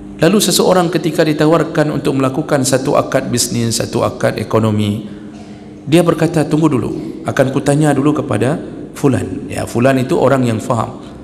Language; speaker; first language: Malay; non-native, local second language; Achinese